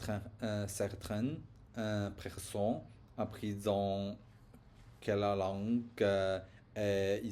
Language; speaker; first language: French; non-native, learner; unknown